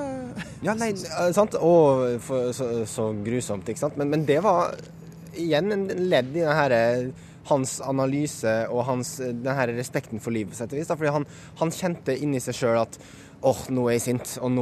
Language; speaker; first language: Norwegian; native; Norwegian